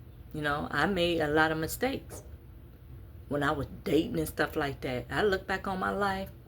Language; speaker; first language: English; native; English